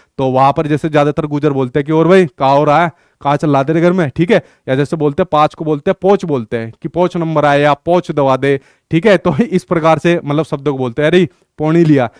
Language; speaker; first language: Hindi; native; Hindi